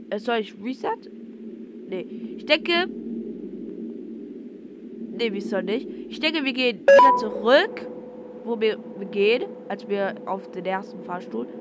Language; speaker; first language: German; non-native, learner; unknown